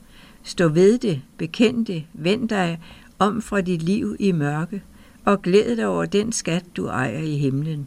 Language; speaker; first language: Danish; native; Danish